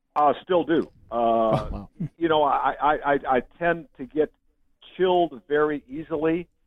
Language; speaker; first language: English; native; English